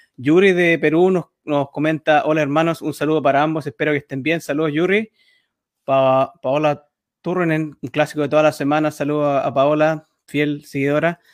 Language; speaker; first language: Spanish; native; Spanish